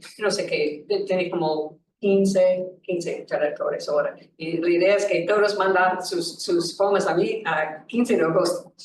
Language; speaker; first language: Spanish; non-native, learner; English